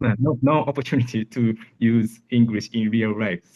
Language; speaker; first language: English; non-native, learner; Japanese